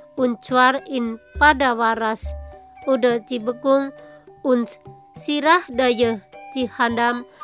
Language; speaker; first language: German; non-native, learner; Indonesian